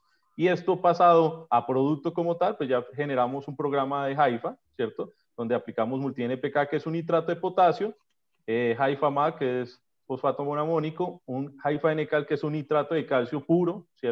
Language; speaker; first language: Spanish; native; Spanish